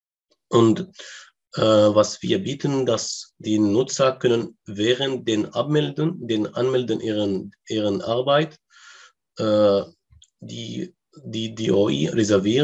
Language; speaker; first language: German; non-native, learner; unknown